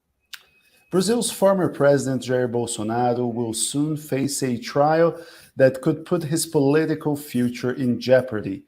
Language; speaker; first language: English; non-native, fluent; Portuguese